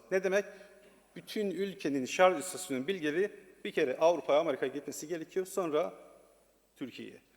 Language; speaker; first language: Turkish; non-native, learner; Persian